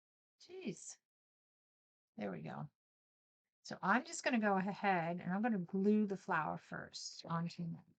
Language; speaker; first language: English; native; English